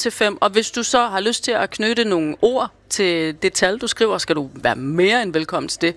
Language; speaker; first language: Danish; native; Danish